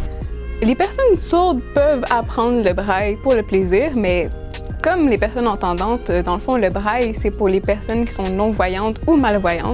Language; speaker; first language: French; native; French